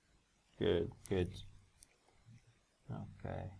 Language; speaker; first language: English; non-native, fluent; Arabic